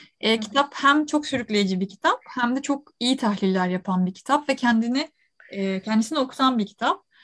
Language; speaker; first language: Turkish; native; Turkish